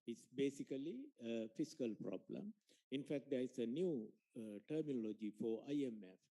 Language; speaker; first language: English; non-native, local second language; Sinhala